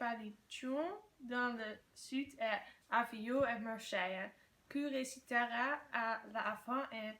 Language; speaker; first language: French; non-native, learner; Dutch